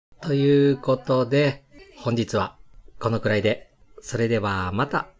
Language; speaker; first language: Japanese; native; Japanese